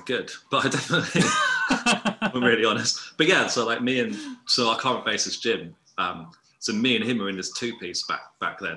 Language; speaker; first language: English; native; English